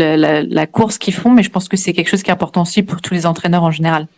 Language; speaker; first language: French; native; French